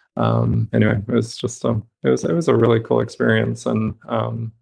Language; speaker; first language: English; native; English